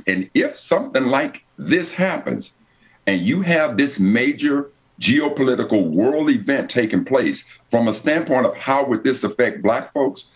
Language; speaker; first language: English; native; English